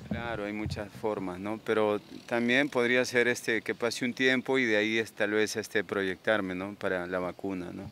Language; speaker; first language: Spanish; native; Spanish